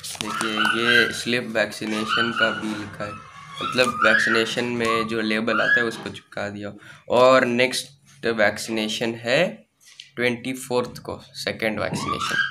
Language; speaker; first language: Hindi; non-native, local second language; Tamil